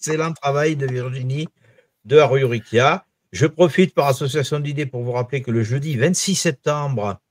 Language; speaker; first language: French; native; French